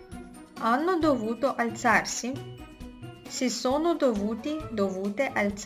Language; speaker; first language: Italian; non-native, fluent; Russian